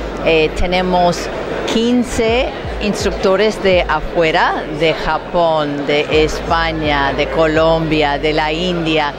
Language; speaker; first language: Spanish; non-native, fluent; English